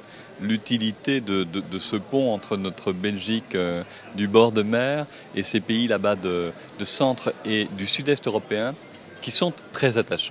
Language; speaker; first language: French; native; French